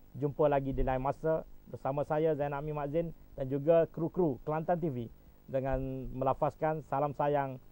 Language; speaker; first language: Malay; native; Malay